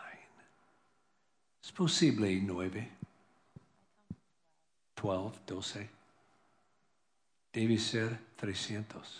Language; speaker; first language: Spanish; non-native, learner; English